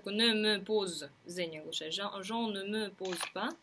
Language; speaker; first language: French; non-native, fluent; Russian